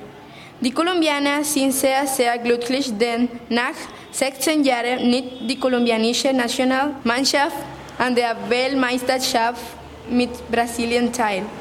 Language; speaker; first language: German; non-native, learner; Spanish